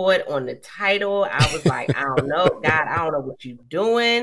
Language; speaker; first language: English; native; English